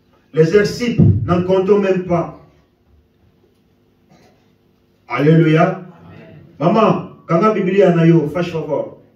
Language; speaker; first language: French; non-native, local second language; Lingala